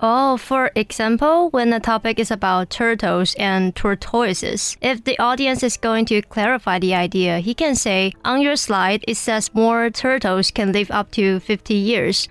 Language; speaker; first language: English; non-native, fluent; Chinese